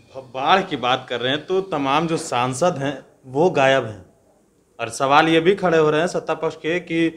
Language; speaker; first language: Hindi; native; Hindi